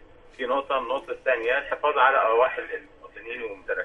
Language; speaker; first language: Arabic; native; Arabic